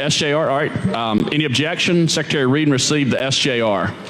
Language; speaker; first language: English; native; English